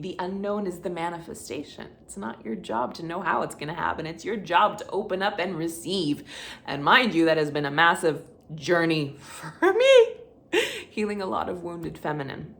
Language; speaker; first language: English; native; English